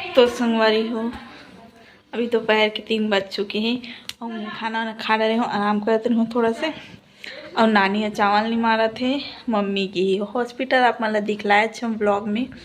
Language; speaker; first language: Hindi; native; Hindi